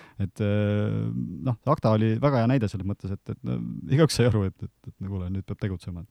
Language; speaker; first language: Estonian; native; Estonian